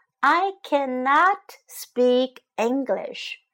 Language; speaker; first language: English; non-native, fluent; Chinese